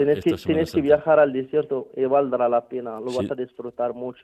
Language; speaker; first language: Spanish; non-native, fluent; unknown